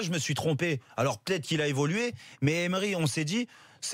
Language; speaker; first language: French; native; French